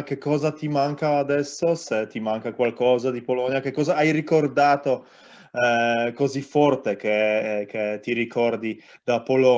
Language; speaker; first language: Italian; non-native, learner; Polish